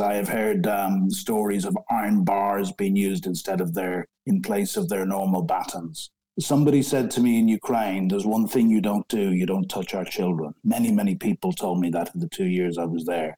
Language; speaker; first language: English; native; English